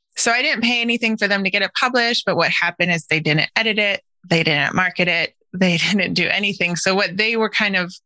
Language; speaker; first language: English; native; English